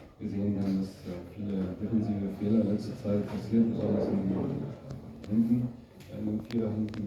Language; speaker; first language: German; non-native, fluent; Arabic